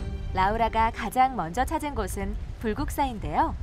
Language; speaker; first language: Korean; native; Korean